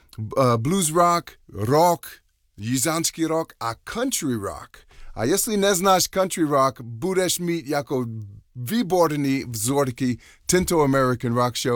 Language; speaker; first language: Czech; non-native, learner; English